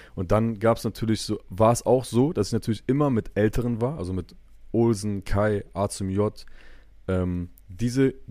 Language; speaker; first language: German; native; German